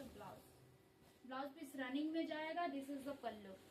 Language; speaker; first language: Hindi; non-native, local second language; Bangla